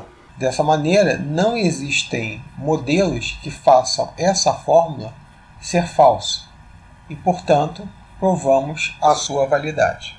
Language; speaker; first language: Portuguese; native; Portuguese